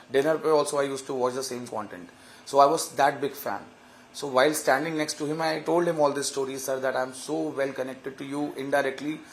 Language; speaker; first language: English; non-native, local second language; Hindi